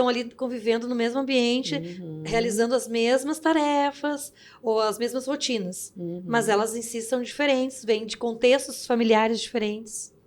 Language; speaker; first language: Portuguese; native; Portuguese